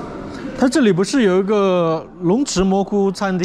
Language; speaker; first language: Chinese; native; Chinese